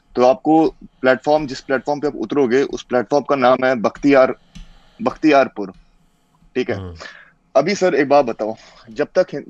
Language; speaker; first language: Hindi; native; Hindi